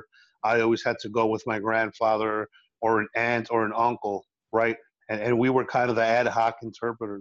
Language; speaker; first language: English; early bilingual, other home language; Spanish